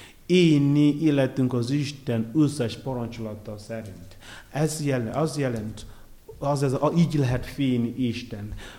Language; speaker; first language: Hungarian; non-native, learner; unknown